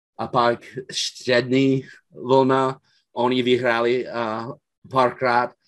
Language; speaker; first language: Czech; non-native, fluent; English